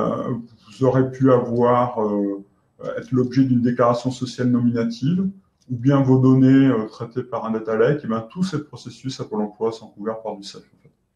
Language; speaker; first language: French; native; French